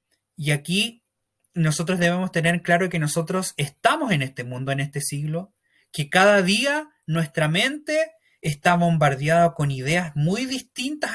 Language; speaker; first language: Spanish; native; Spanish